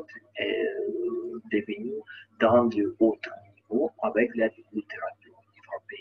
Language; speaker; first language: French; non-native, learner; Ukrainian